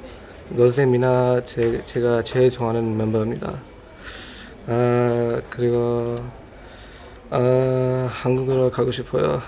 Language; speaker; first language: Korean; non-native, learner; English